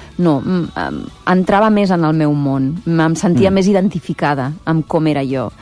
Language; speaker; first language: Catalan; native; Catalan